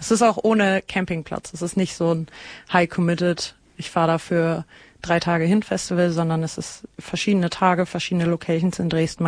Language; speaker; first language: German; native; German